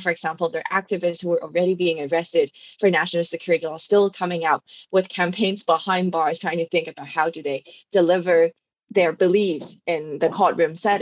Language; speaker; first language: English; non-native, local second language; Cantonese